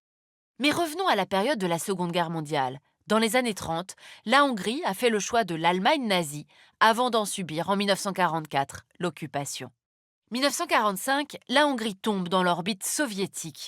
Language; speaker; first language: French; native; French